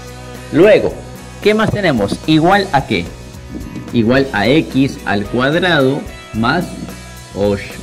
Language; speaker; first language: Spanish; native; Spanish